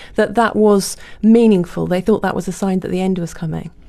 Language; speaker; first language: English; native; English